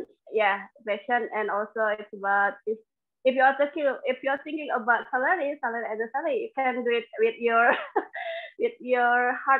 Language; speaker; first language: English; non-native, learner; Indonesian